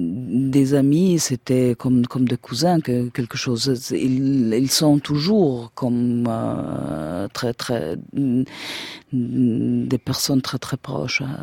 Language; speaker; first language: French; non-native, fluent; German